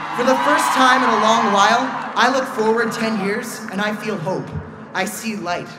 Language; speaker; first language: English; native; English